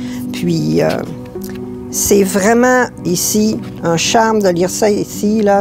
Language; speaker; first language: French; native; French